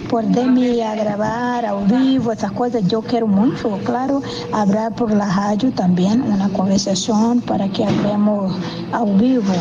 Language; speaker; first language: Spanish; non-native, learner; Portuguese